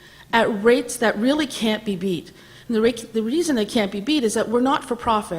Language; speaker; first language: English; native; English